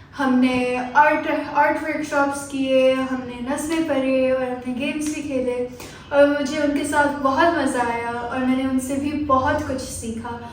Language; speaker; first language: Urdu; early bilingual, heritage; Urdu